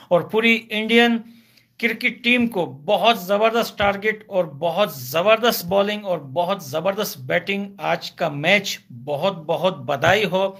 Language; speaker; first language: Urdu; non-native, fluent; Pashto